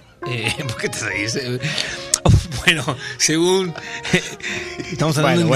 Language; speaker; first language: Spanish; native; Spanish